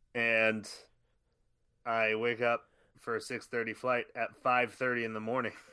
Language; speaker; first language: English; native; English